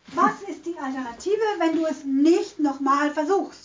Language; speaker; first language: German; native; German